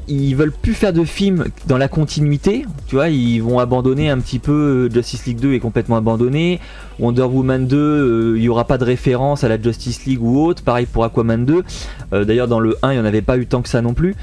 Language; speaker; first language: French; native; French